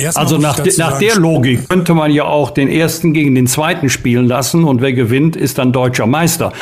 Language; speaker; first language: German; native; German